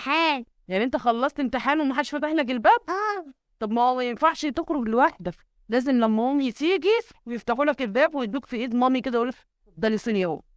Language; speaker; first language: Arabic; native; Arabic